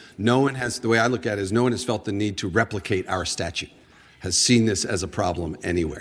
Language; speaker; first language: English; native; English